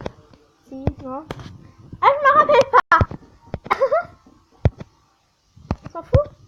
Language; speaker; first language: French; native; French